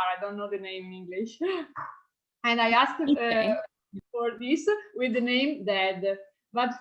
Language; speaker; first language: English; non-native, fluent; Italian